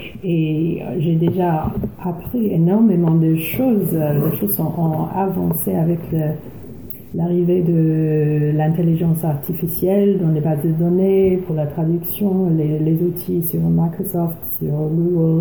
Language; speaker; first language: French; non-native, fluent; English